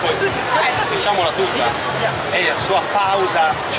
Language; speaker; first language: Italian; native; Italian